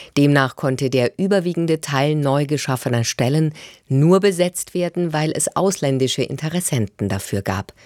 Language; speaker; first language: German; native; German